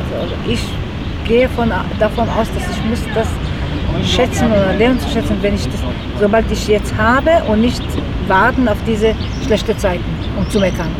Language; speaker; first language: German; non-native, fluent; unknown